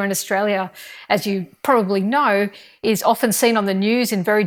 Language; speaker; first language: English; native; English